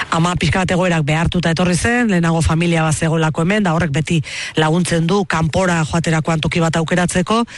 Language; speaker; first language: Basque; native; Basque